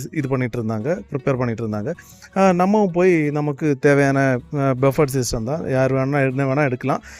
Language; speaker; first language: Tamil; native; Tamil